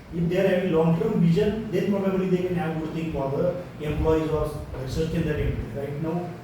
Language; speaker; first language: English; non-native, local second language; Marathi